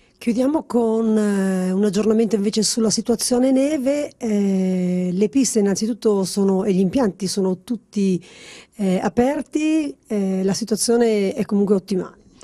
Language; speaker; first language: Italian; native; Italian